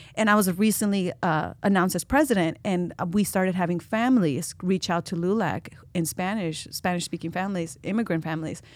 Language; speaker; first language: English; early bilingual, other home language; Spanish